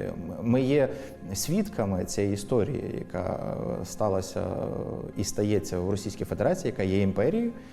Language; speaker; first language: Ukrainian; native; Ukrainian